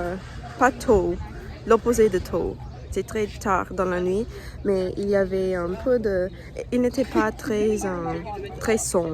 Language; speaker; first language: French; non-native, learner; English